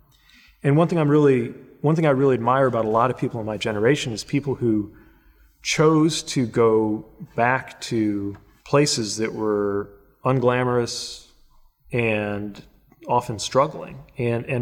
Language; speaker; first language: English; native; English